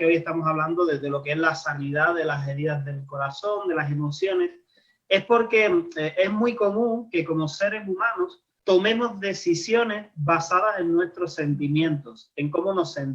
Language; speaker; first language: Spanish; native; Spanish